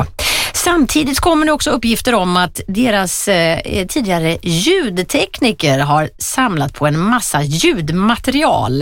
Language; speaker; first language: Swedish; native; Swedish